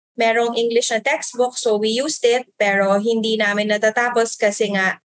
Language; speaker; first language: Filipino; early bilingual, other home language; Waray